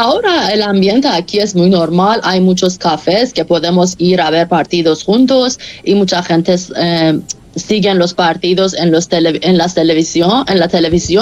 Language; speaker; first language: Spanish; non-native, fluent; Persian